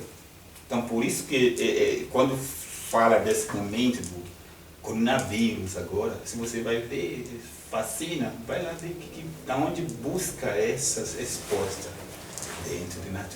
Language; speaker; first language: Portuguese; non-native, fluent; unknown